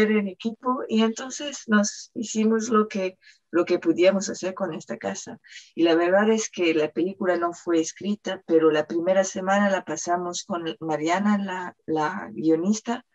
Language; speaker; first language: Spanish; non-native, fluent; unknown